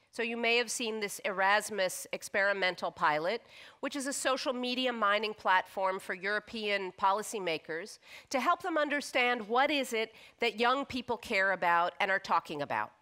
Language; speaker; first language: English; native; English